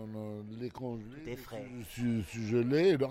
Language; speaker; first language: French; non-native, local second language; Arabic